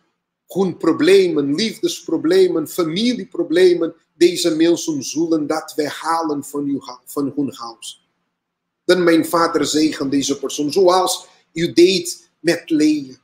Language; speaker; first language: Dutch; non-native, learner; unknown